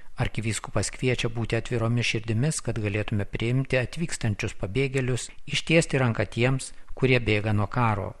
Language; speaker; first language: Lithuanian; native; Lithuanian